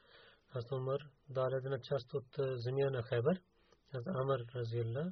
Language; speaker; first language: Bulgarian; non-native, learner; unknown